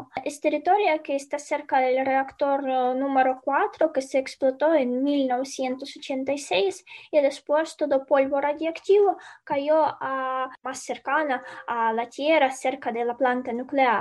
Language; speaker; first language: Spanish; non-native, fluent; Ukrainian